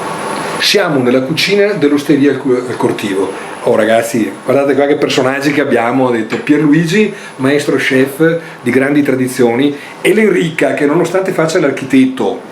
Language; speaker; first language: Italian; native; Italian